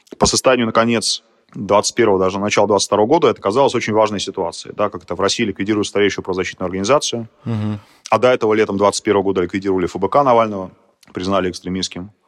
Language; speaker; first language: Russian; native; Russian